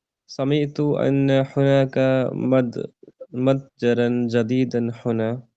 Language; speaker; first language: Arabic; non-native, learner; Urdu